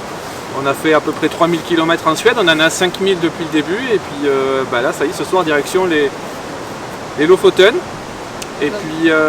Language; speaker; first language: French; native; French